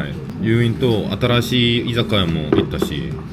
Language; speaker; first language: Japanese; non-native, fluent; Korean